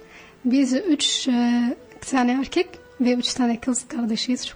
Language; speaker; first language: Turkish; non-native, fluent; Arabic